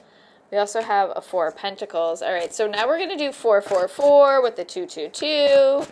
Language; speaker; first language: English; native; English